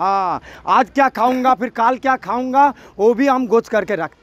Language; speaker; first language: Hindi; non-native, local second language; Bangla